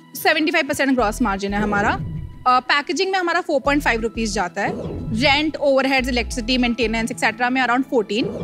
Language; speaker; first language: Hindi; native; Hindi